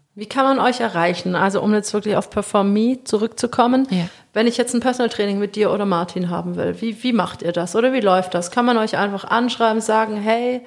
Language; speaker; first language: German; native; German